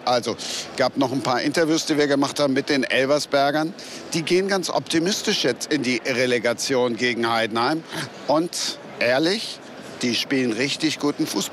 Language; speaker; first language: German; native; German